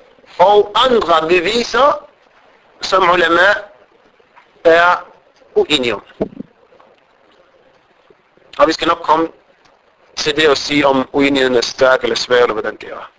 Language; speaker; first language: Danish; non-native, fluent; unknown